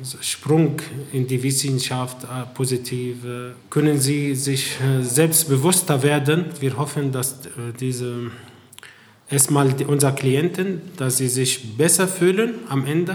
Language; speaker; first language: German; non-native, fluent; Arabic